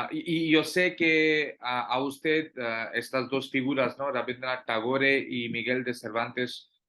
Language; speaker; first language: Spanish; non-native, fluent; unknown